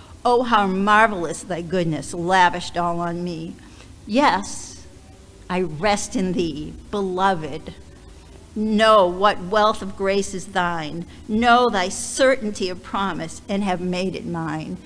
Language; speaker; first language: English; native; English